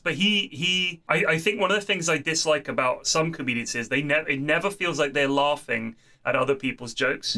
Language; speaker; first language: English; native; English